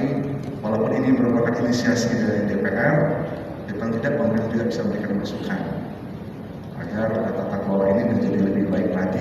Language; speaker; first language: Indonesian; native; Indonesian